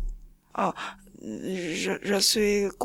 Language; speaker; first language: French; non-native, learner; Chinese